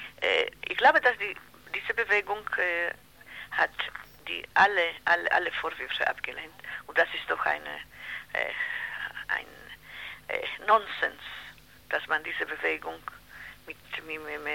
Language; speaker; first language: German; non-native, learner; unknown